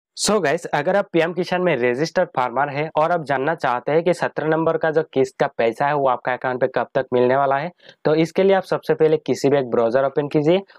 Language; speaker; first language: Hindi; native; Hindi